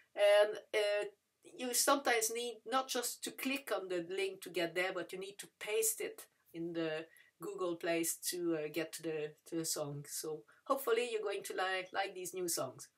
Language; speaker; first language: English; non-native, fluent; French